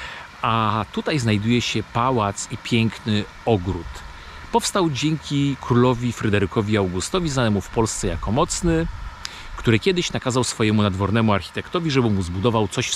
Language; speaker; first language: Polish; native; Polish